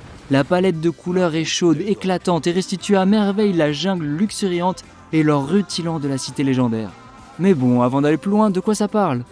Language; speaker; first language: French; native; French